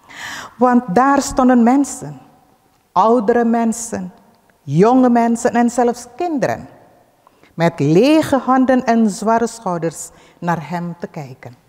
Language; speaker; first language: Dutch; early bilingual, other home language; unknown